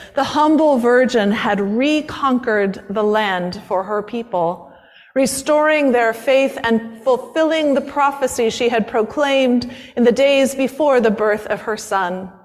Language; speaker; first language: English; native; English